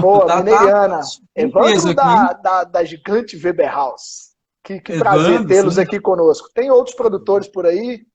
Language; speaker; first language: Portuguese; native; Portuguese